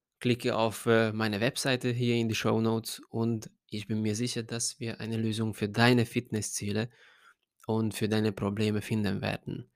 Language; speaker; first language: German; non-native, fluent; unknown